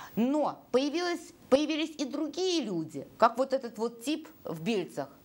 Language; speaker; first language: Russian; native; Russian